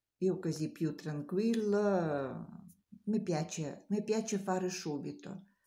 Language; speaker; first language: Italian; non-native, learner; Russian